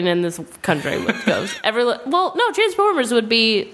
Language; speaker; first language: English; native; English